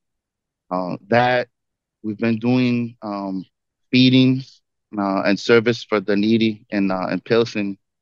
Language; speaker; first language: English; native; English